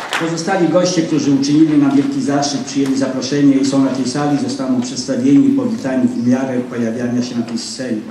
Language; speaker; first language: Polish; native; Polish